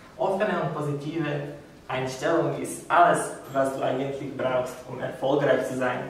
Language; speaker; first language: German; non-native, fluent; Slovak